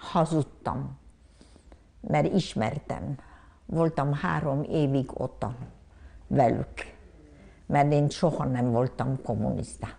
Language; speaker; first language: Hungarian; non-native, learner; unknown